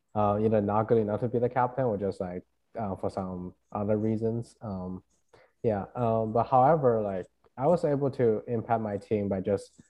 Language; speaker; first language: English; non-native, fluent; Chinese